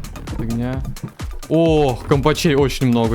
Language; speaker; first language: Russian; native; Russian